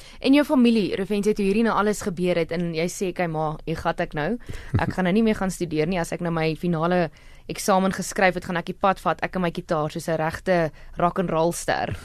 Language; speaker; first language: Afrikaans; native; Afrikaans